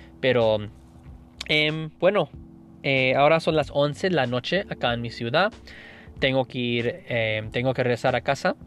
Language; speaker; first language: Spanish; non-native, fluent; English